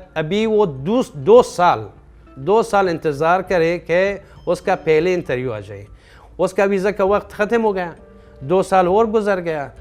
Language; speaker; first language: Hindi; non-native, learner; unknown